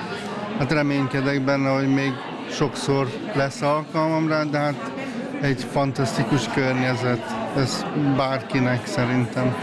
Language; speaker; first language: Hungarian; native; Hungarian